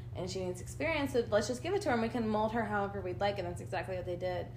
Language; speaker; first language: English; early bilingual, other home language; Spanish